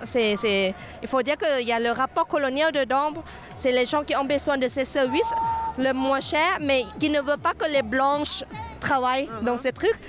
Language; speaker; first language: French; non-native, fluent; Thai